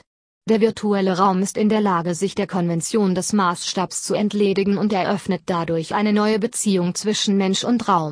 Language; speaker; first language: German; native; German